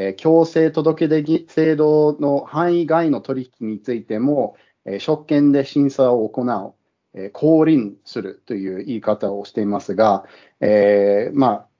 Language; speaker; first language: Japanese; non-native, fluent; English